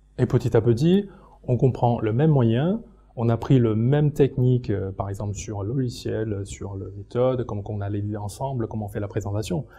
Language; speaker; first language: French; non-native, fluent; Chinese